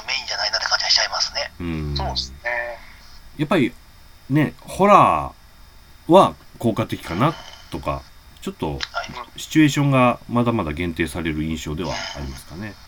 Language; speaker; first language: Japanese; native; Japanese